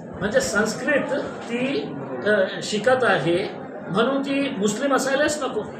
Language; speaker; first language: Marathi; non-native, local second language; Urdu